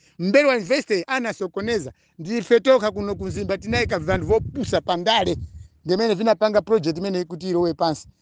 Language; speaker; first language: Nyanja; non-native, local second language; Tumbuka